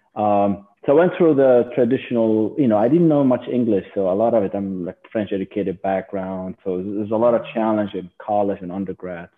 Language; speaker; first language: English; non-native, fluent; Arabic